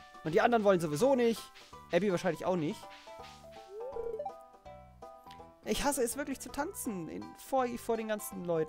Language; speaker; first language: German; native; German